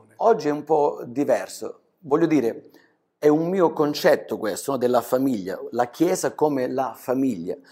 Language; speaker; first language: Italian; native; Italian